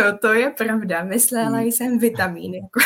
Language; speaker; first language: Czech; non-native, fluent; Japanese